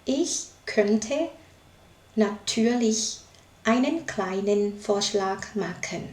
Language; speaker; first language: German; non-native, learner; Thai